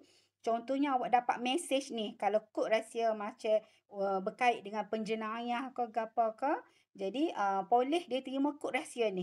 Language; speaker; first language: Malay; native; Malay